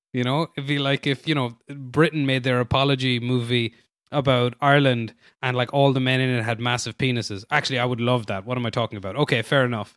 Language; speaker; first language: English; native; English